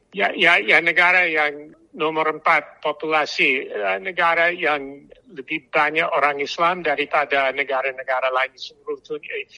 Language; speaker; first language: Indonesian; non-native, fluent; English